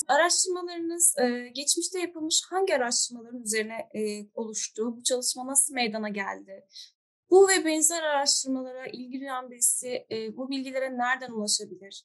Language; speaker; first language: Turkish; native; Turkish